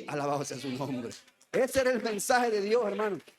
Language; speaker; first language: Spanish; native; Spanish